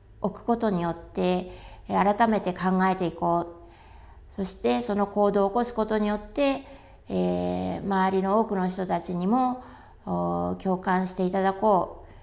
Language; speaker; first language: Japanese; native; Japanese